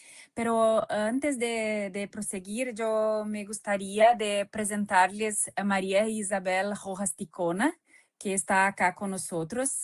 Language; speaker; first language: Spanish; non-native, fluent; Portuguese